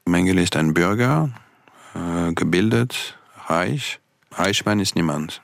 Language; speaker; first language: German; non-native, fluent; French